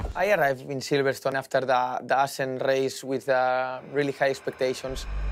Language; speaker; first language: English; non-native, fluent; Spanish